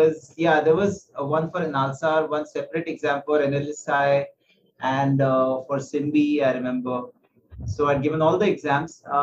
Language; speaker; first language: English; non-native, local second language; Marathi